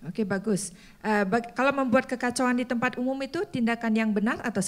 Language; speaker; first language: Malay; non-native, learner; English